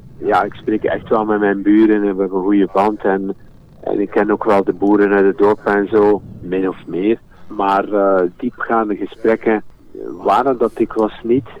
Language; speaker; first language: Dutch; native; Dutch